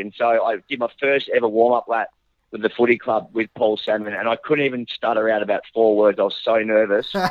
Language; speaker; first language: English; native; English